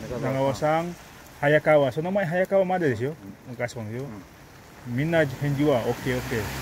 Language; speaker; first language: Japanese; non-native, learner; Indonesian